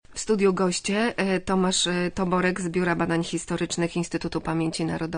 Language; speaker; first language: Polish; native; Polish